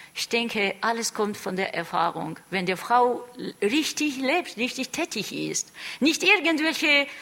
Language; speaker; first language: German; non-native, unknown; Georgian